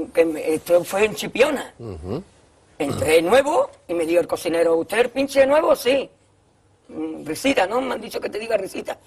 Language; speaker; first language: Spanish; native; Spanish